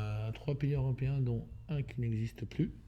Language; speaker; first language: French; native; French